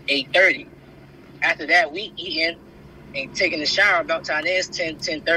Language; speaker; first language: English; native; English